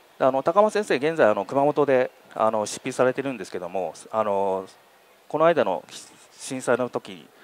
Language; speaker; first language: Japanese; native; Japanese